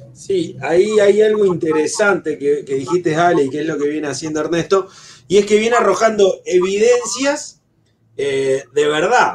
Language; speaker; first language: Spanish; native; Spanish